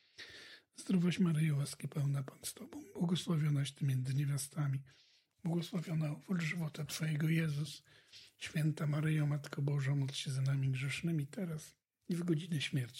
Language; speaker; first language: Polish; native; Polish